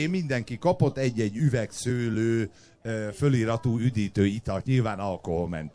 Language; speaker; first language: Hungarian; native; Hungarian